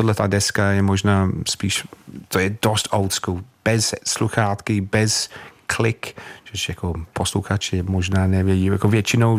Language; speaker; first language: Czech; non-native, fluent; English